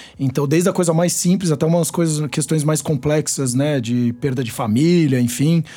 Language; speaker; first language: Portuguese; native; Portuguese